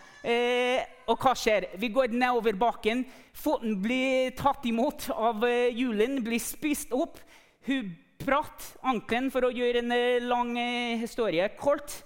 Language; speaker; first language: Norwegian; non-native, fluent; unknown